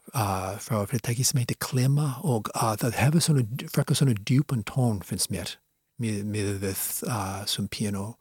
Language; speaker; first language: Icelandic; non-native, fluent; English